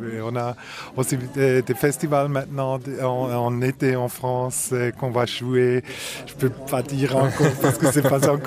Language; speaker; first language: French; non-native, fluent; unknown